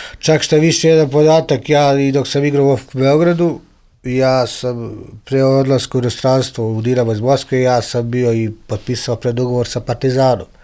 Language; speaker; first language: Serbian; native; Serbian